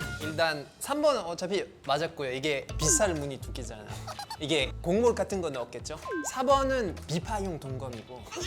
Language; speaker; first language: Korean; non-native, fluent; French